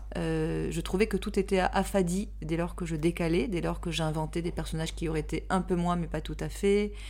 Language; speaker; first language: French; native; French